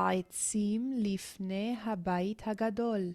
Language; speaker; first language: Hebrew; non-native, learner; English